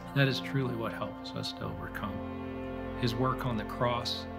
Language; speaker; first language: English; native; English